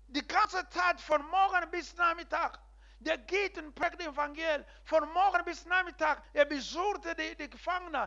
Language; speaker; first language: German; non-native, learner; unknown